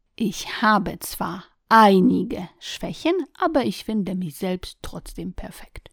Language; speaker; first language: German; non-native, fluent; Polish